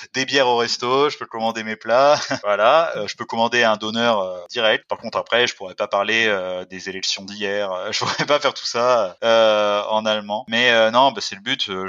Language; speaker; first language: French; native; French